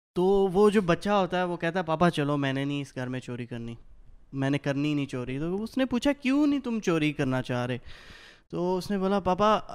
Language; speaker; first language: Urdu; non-native, local second language; Punjabi